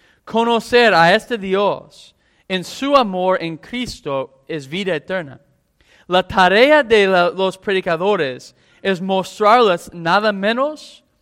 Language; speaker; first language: Spanish; non-native, fluent; English